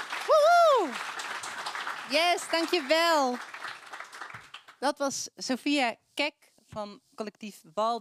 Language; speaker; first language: Dutch; native; Dutch